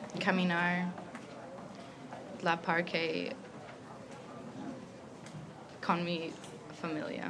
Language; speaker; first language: Spanish; non-native, learner; English